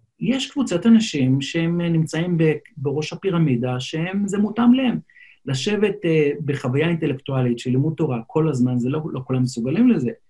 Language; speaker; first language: Hebrew; non-native, local second language; Yiddish